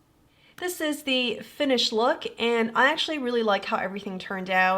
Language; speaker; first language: English; native; English